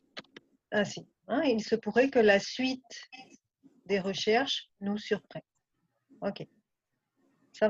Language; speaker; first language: French; non-native, fluent; Spanish